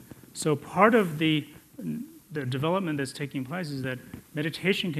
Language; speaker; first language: English; non-native, local second language; Tibetan